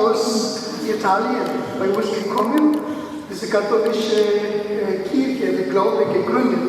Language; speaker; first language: German; non-native, learner; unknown